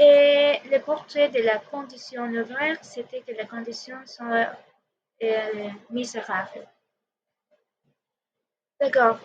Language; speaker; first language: French; non-native, learner; Spanish